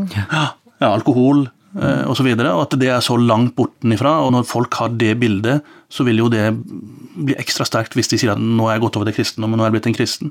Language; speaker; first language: Norwegian; native; Norwegian